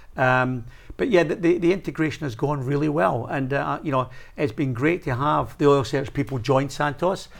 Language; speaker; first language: English; native; English